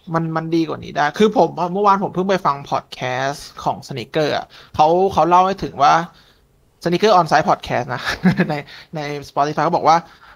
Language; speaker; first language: Thai; native; Thai